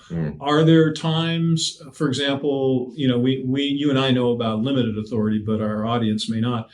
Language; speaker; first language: English; native; English